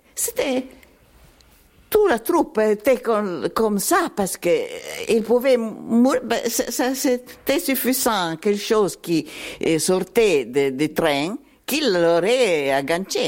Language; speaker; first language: French; non-native, learner; Italian